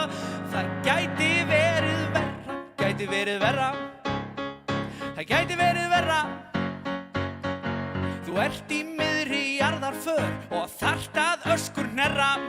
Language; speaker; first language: Icelandic; native; Icelandic